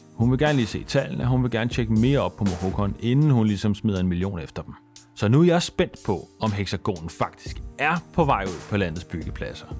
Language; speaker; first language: Danish; native; Danish